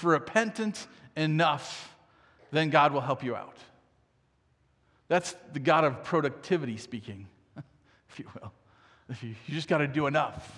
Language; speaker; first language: English; native; English